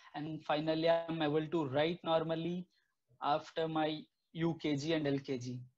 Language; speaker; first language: English; non-native, local second language; Telugu